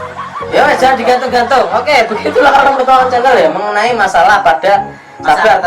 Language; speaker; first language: Indonesian; non-native, local second language; Javanese